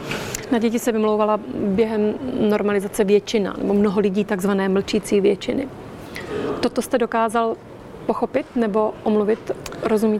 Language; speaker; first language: Czech; native; Czech